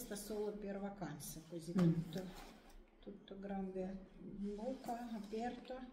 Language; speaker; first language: Italian; non-native, learner; Russian